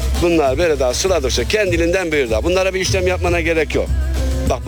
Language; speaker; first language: Turkish; native; Turkish